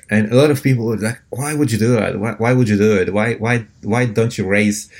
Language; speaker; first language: English; non-native, fluent; Polish